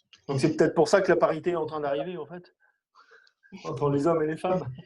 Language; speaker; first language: French; native; French